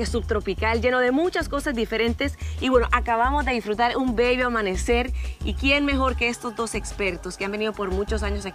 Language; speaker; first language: Spanish; native; Spanish